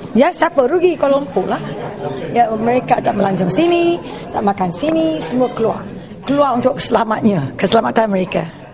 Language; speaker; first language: Malay; non-native, local second language; Chinese